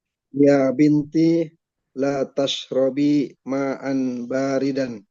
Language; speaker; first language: Arabic; non-native, learner; Indonesian